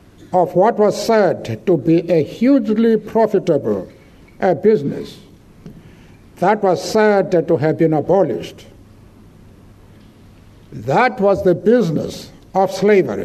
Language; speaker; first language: English; non-native, local second language; Xhosa